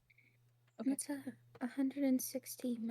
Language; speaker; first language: English; native; English